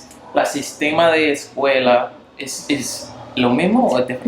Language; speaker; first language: Spanish; non-native, learner; English